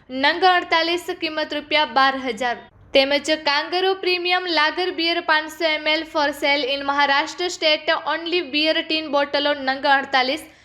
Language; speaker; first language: Gujarati; native; Gujarati